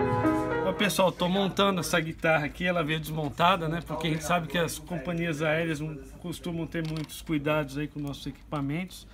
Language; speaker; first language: Portuguese; native; Portuguese